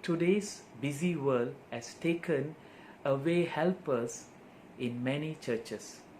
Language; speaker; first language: English; non-native, local second language; Tamil